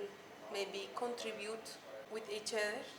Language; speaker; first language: English; non-native, fluent; Spanish